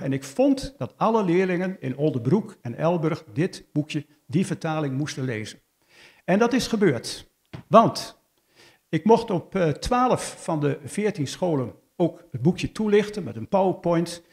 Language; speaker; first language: Dutch; native; Dutch